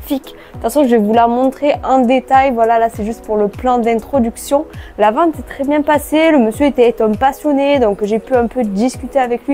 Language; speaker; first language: French; native; French